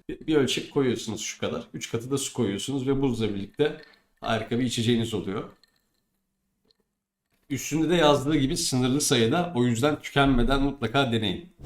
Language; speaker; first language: Turkish; native; Turkish